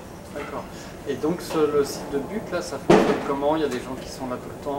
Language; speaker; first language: French; native; French